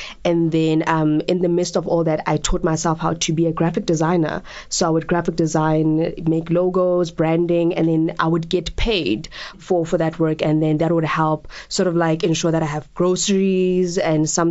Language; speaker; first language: English; non-native, local second language; Tswana